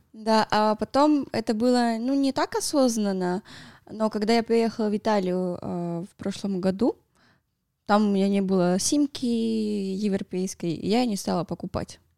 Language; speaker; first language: Russian; non-native, fluent; Spanish